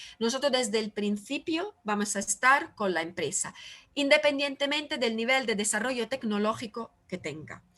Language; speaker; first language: Spanish; non-native, fluent; Italian